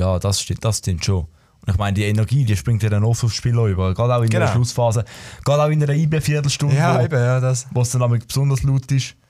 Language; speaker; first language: German; native; German